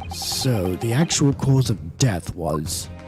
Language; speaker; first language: English; native; English